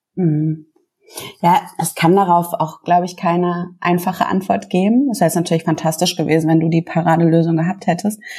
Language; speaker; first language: German; native; German